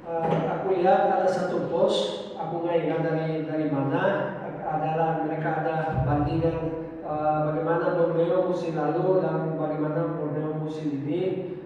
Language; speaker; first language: Indonesian; non-native, fluent; Portuguese